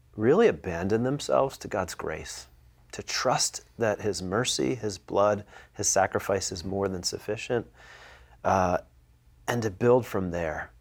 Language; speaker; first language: English; native; English